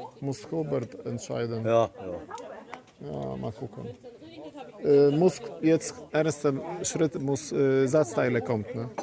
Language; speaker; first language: German; non-native, learner; Polish